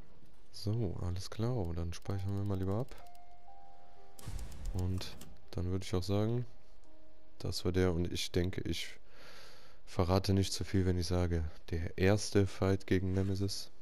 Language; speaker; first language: German; native; German